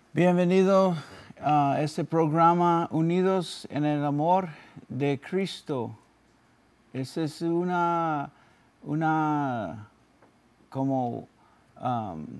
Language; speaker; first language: Spanish; early bilingual, heritage; Spanish